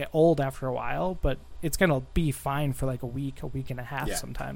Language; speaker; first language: English; native; English